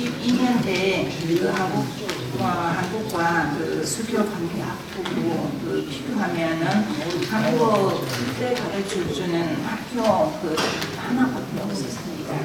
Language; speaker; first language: Korean; non-native, fluent; Vietnamese